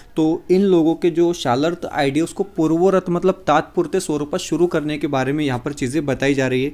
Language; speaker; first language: Hindi; non-native, local second language; Marathi